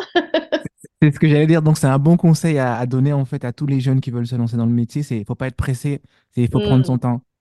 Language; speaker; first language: French; native; French